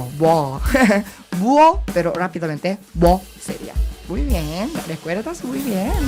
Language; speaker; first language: Spanish; non-native, learner; Korean